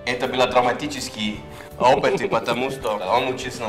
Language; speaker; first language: Russian; non-native, learner; Italian